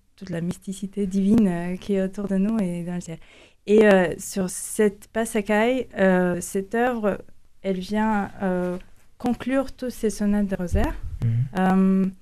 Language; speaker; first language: French; non-native, fluent; Latvian